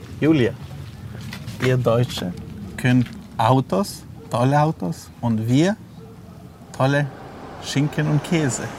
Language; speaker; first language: German; non-native, learner; Albanian